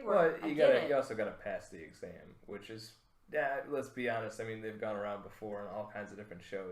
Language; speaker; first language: English; native; English